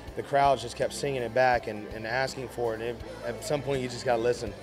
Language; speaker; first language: English; native; English